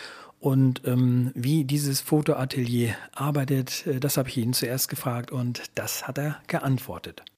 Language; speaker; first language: German; native; German